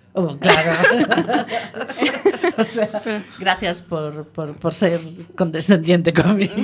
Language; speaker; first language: Spanish; native; Spanish